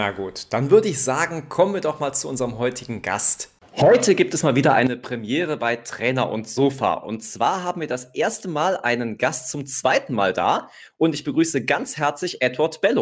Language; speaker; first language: German; native; German